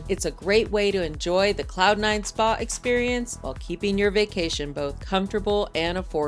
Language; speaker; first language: English; native; English